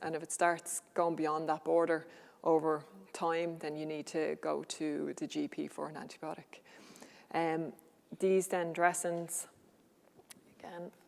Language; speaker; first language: English; native; English